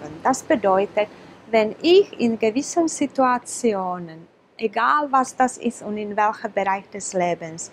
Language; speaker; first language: German; non-native, fluent; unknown